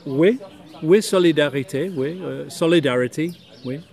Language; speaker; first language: French; non-native, fluent; English